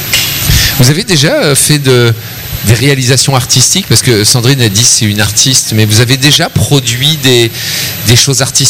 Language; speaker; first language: French; native; French